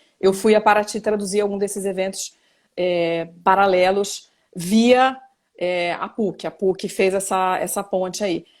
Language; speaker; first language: Portuguese; native; Portuguese